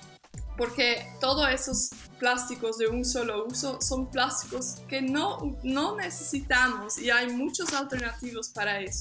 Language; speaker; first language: Spanish; non-native, fluent; Dutch